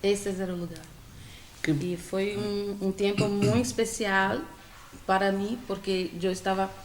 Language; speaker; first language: Spanish; non-native, fluent; Portuguese